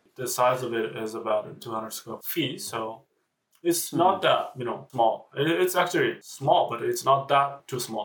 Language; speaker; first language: English; non-native, fluent; Japanese